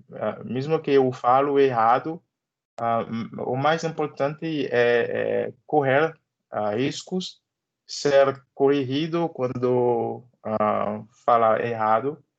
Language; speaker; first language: Portuguese; non-native, learner; Haitian Creole